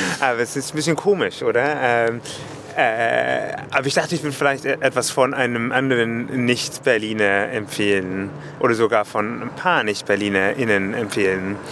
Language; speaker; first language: German; non-native, fluent; English